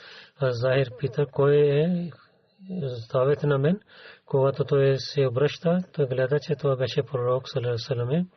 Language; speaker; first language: Bulgarian; non-native, learner; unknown